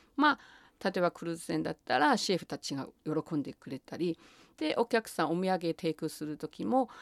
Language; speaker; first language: Japanese; non-native, fluent; Chinese